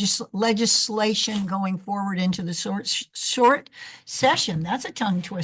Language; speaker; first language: English; native; English